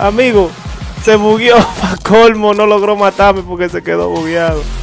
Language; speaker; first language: Spanish; native; Spanish